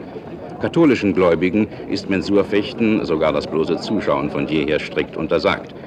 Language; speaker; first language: German; native; German